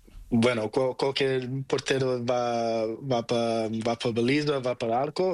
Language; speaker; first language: Spanish; non-native, learner; Portuguese